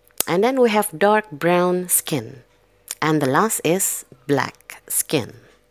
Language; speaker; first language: English; non-native, fluent; Indonesian